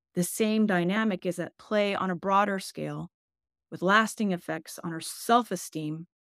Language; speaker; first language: English; early bilingual, other home language; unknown